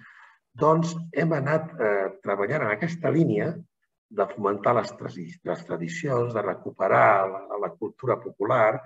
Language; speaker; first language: Catalan; native; Catalan